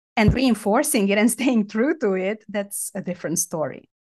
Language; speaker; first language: English; non-native, fluent; Romanian